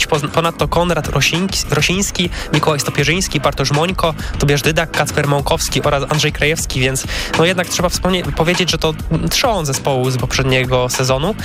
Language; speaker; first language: Polish; native; Polish